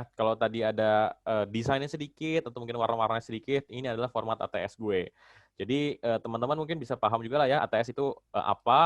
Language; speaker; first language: Indonesian; native; Indonesian